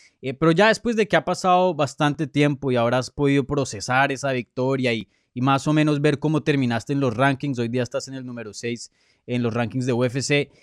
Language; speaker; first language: Spanish; native; Spanish